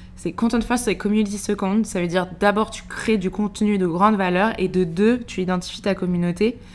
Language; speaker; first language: French; native; French